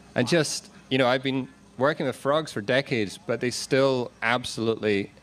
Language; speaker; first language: English; native; English